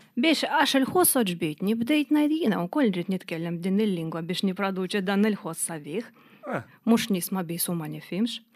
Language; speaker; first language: Maltese; non-native, fluent; Russian